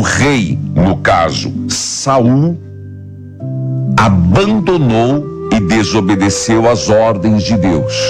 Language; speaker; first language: Portuguese; native; Portuguese